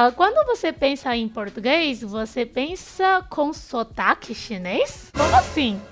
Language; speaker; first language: Portuguese; non-native, fluent; Chinese